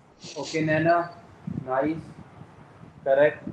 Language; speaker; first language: English; non-native, local second language; Hindi